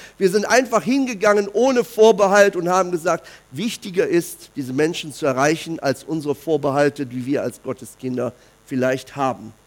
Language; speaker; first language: German; native; German